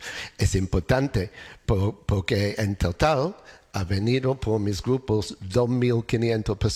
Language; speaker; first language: Spanish; non-native, learner; English